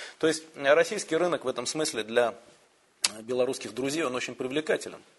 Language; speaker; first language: Russian; native; Russian